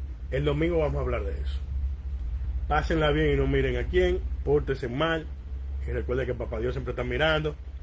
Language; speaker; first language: Spanish; early bilingual, heritage; Spanish